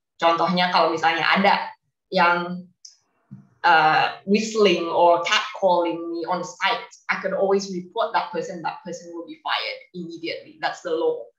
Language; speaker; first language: English; non-native, fluent; Indonesian